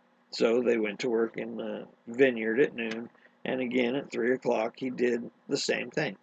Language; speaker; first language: English; native; English